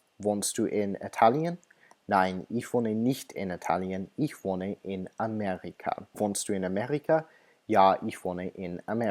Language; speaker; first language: German; non-native, fluent; English